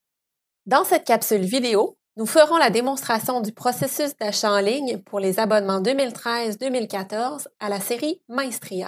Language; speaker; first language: French; native; French